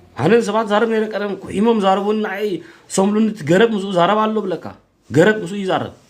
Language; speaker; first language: Tigrinya; early bilingual, heritage; Tigrinya